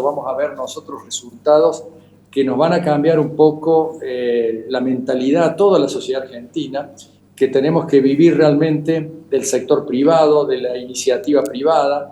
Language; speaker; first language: Spanish; native; Spanish